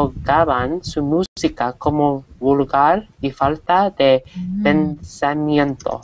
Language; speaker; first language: Spanish; non-native, learner; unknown